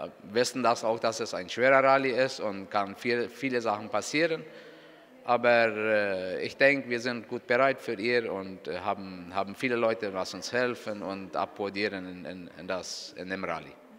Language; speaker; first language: German; non-native, local second language; Spanish